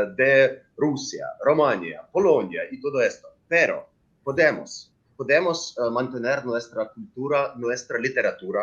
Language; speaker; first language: Spanish; non-native, learner; Ukrainian